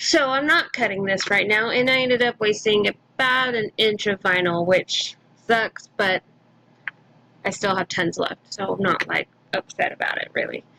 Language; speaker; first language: English; native; English